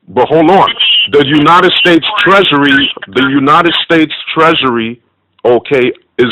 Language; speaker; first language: English; native; English